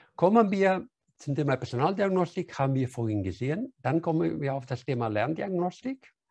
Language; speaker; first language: German; non-native, fluent; Spanish